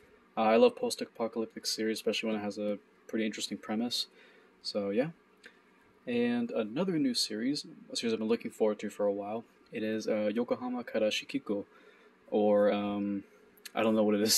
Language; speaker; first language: English; native; English